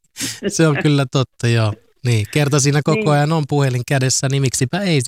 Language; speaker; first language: Finnish; native; Finnish